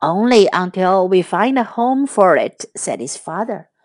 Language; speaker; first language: English; non-native, fluent; Chinese